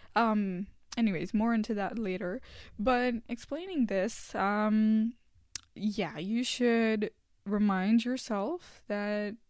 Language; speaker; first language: English; non-native, local second language; Hindi